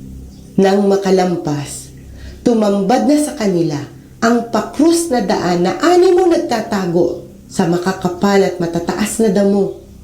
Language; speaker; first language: Filipino; native; Filipino